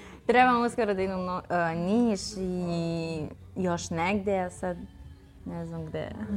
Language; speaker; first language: Croatian; non-native, learner; Chinese